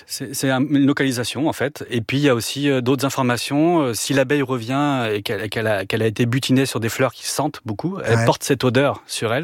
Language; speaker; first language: French; native; French